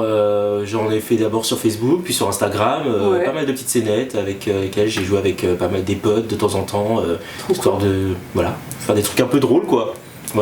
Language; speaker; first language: French; native; French